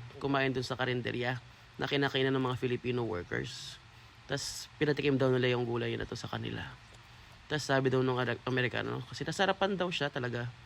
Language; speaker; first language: Filipino; non-native, local second language; Pampanga